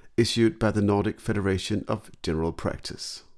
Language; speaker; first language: English; non-native, fluent; Danish